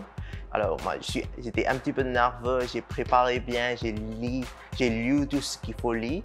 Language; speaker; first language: French; non-native, fluent; Burmese